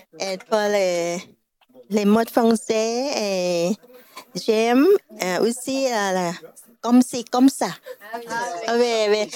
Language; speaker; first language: French; non-native, learner; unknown